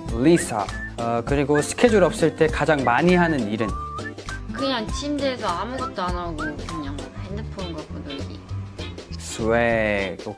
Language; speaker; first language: Korean; early bilingual, heritage; Korean